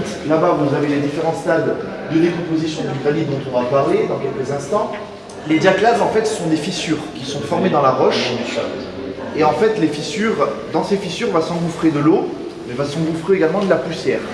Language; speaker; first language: French; native; French